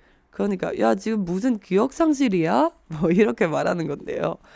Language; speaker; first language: Korean; non-native, fluent; Chinese